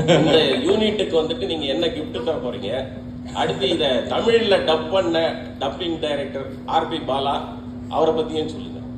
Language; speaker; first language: Tamil; native; Tamil